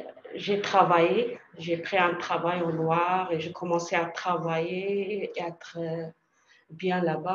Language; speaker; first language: French; non-native, learner; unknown